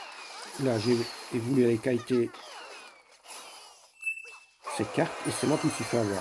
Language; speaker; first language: French; native; French